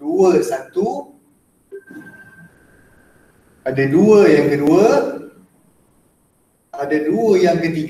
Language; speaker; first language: Malay; native; Malay